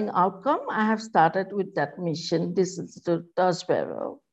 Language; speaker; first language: English; non-native, local second language; Assamese